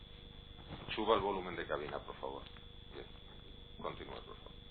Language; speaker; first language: Spanish; native; Spanish